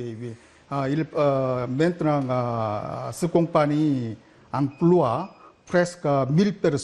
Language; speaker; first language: French; non-native, learner; Korean